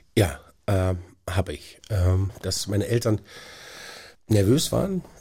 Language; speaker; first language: German; native; German